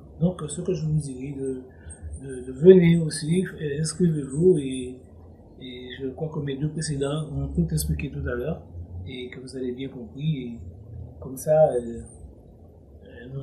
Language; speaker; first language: French; native; French